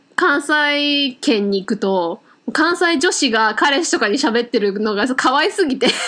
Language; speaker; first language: Japanese; native; Japanese